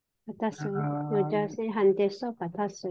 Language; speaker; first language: Korean; non-native, learner; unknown